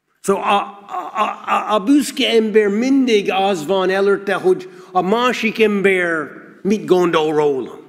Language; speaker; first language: Hungarian; non-native, learner; English